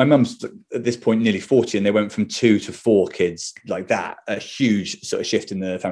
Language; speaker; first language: English; native; English